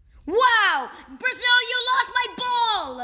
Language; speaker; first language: English; native; English